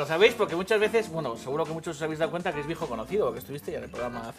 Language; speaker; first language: Spanish; native; Spanish